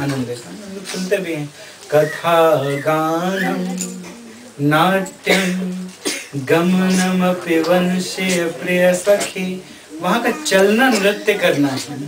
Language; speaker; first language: Hindi; native; Hindi